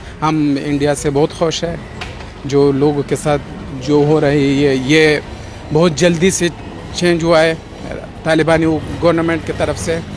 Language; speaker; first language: Hindi; non-native, local second language; Persian